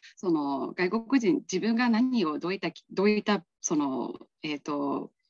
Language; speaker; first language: Japanese; non-native, fluent; Burmese